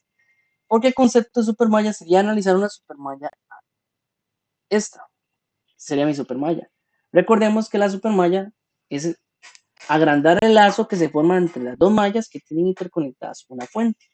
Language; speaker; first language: Spanish; native; Spanish